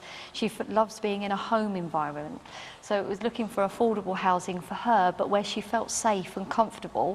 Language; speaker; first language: English; native; English